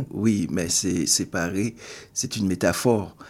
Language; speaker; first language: French; non-native, local second language; Haitian Creole